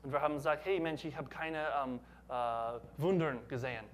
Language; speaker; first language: German; non-native, learner; English